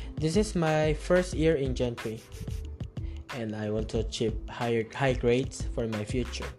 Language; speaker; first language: English; early bilingual, other home language; Korean